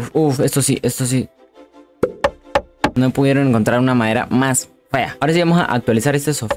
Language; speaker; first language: Spanish; native; Spanish